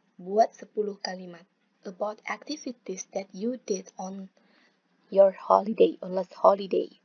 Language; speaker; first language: English; non-native, fluent; Indonesian